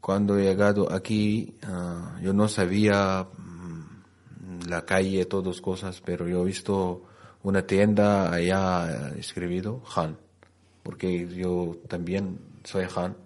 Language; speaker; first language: Spanish; non-native, learner; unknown